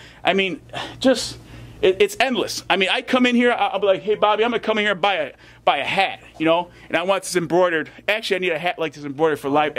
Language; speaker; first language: English; native; English